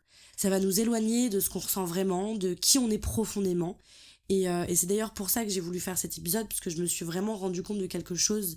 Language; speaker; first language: French; native; French